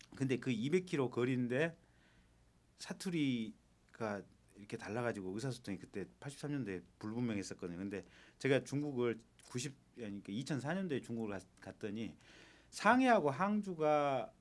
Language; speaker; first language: Korean; native; Korean